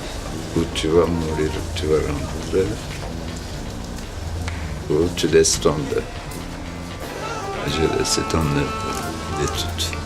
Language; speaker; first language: French; non-native, learner; Turkish